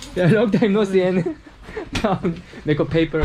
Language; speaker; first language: English; non-native, learner; Korean